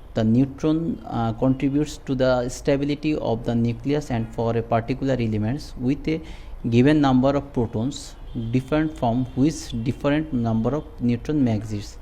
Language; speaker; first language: English; non-native, local second language; Bangla